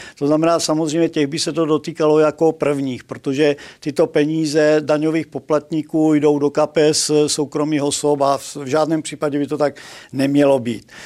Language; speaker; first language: Czech; native; Czech